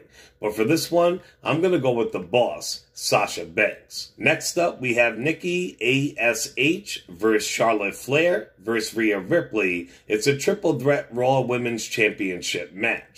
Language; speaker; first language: English; native; English